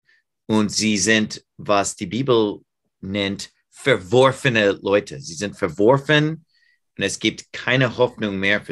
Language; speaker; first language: German; non-native, fluent; English